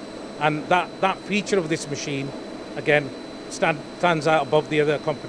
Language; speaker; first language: English; native; English